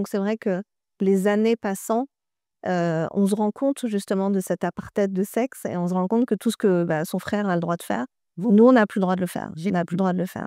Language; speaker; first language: French; early bilingual, other home language; Persian